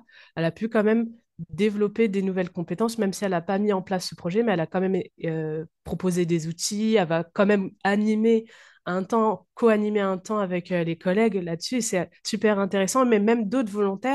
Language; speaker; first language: French; native; French